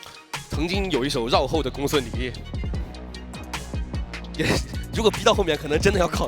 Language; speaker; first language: Chinese; native; Chinese